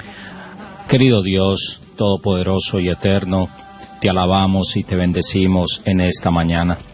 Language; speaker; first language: Spanish; native; Spanish